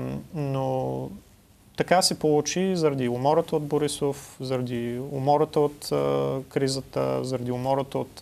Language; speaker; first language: Bulgarian; native; Bulgarian